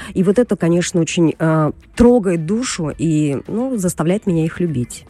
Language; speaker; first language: Russian; native; Russian